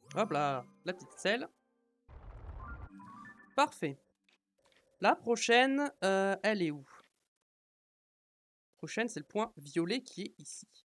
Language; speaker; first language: French; native; French